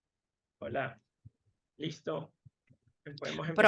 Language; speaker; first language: Spanish; native; Spanish